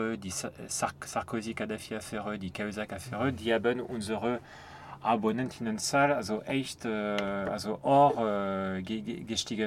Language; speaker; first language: German; non-native, fluent; French